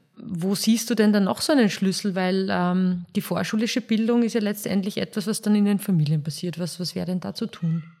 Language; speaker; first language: German; native; German